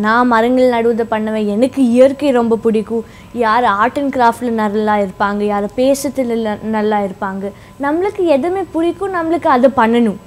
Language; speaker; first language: Tamil; non-native, local second language; Hindi